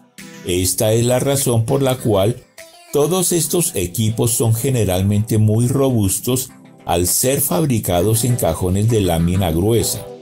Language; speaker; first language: Spanish; native; Spanish